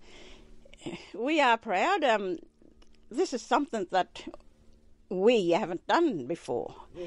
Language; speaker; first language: English; native; English